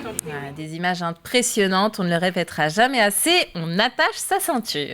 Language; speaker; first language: French; native; French